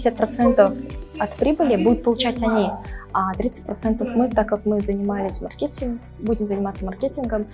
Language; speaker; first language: Russian; native; Russian